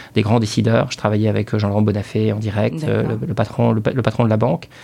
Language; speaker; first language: French; native; French